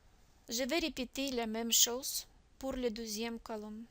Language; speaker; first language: French; non-native, learner; Russian